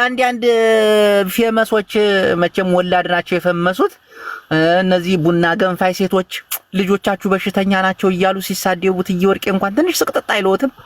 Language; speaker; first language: Amharic; native; Amharic